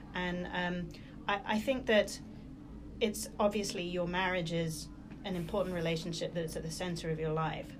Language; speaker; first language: English; early bilingual, other home language; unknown